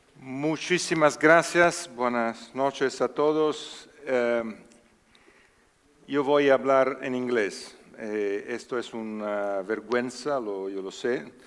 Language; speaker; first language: Spanish; non-native, learner; Italian